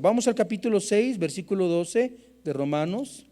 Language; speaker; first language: Spanish; native; Spanish